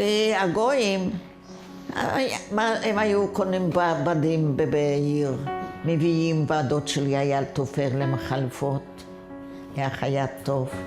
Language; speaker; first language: Hebrew; non-native, fluent; Yiddish